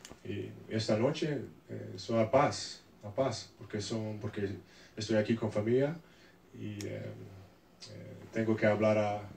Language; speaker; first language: Spanish; non-native, learner; English